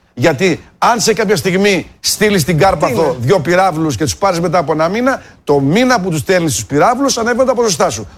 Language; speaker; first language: Greek; native; Greek